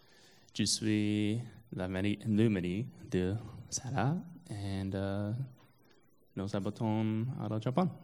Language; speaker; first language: French; non-native, learner; English